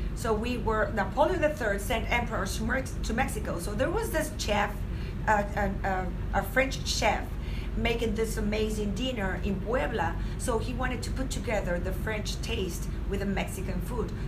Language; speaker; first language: English; non-native, fluent; Spanish